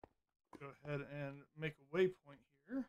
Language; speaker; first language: English; native; English